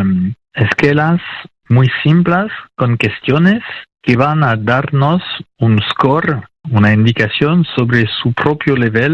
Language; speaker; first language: Spanish; non-native, fluent; French